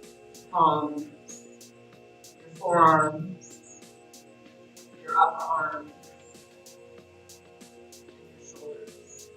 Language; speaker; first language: English; native; English